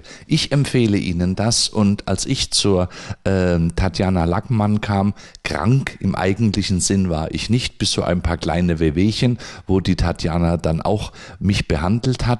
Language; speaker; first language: German; native; German